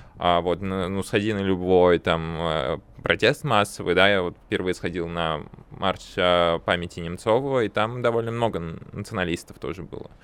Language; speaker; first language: Russian; early bilingual, other home language; Armenian